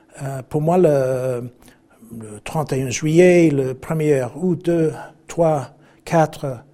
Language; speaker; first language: French; non-native, fluent; English